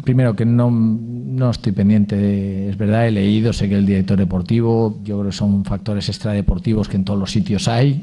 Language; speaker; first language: Spanish; native; Spanish